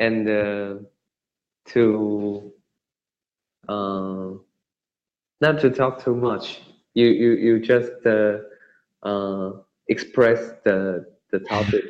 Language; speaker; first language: English; non-native, learner; Chinese